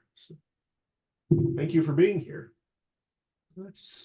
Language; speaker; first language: English; native; English